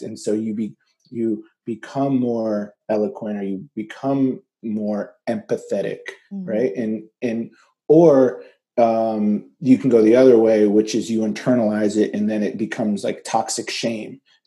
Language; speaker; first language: English; native; English